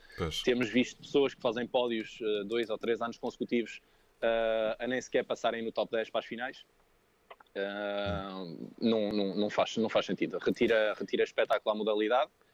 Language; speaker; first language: Portuguese; early bilingual, other home language; French